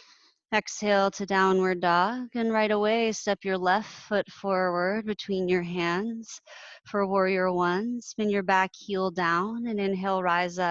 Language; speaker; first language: English; native; English